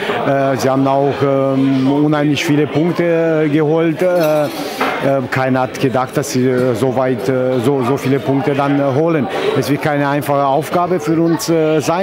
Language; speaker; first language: German; non-native, fluent; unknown